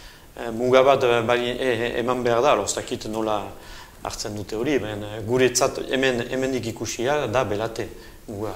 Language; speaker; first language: Basque; native; Basque